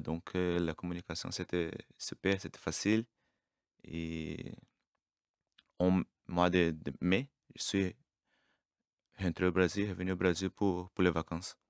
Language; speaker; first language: French; non-native, learner; Portuguese